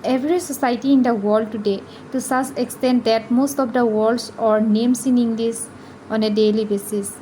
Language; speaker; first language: English; non-native, local second language; Assamese